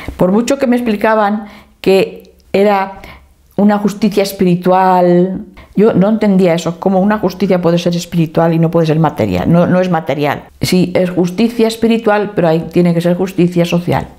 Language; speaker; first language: Spanish; native; Spanish